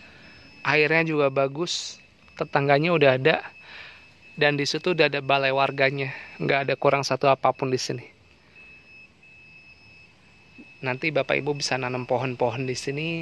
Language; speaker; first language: Indonesian; native; Indonesian